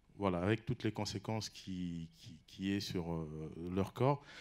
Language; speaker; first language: French; non-native, local second language; Lingala